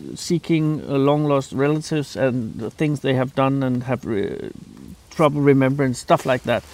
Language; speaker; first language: English; non-native, fluent; Danish